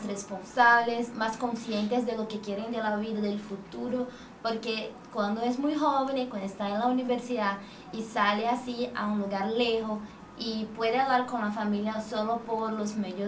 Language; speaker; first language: Spanish; non-native, fluent; Portuguese